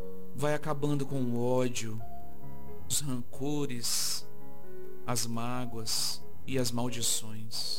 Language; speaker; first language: Portuguese; native; Portuguese